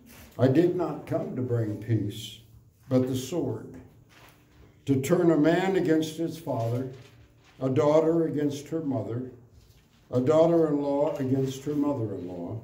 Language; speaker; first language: English; native; English